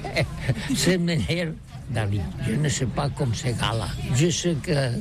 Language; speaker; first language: French; non-native, learner; Catalan